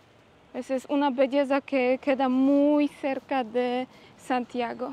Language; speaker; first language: Spanish; non-native, fluent; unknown